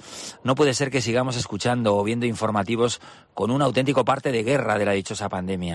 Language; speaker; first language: Spanish; native; Spanish